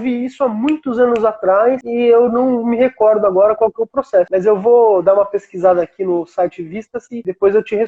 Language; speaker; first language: Portuguese; native; Portuguese